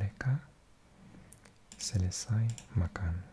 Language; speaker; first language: Indonesian; non-native, learner; English